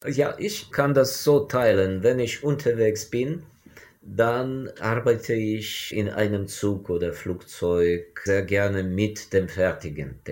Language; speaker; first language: German; non-native, fluent; Ukrainian